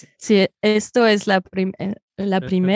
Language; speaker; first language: Spanish; non-native, fluent; French